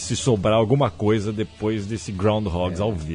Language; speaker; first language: Portuguese; native; Portuguese